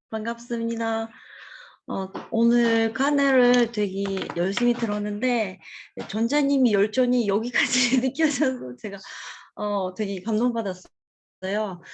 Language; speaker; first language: Korean; non-native, fluent; Russian